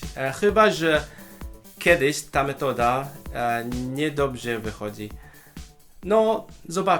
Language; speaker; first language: Polish; non-native, fluent; Cantonese